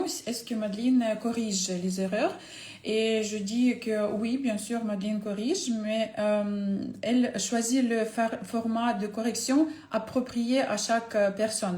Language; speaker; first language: French; non-native, fluent; Ukrainian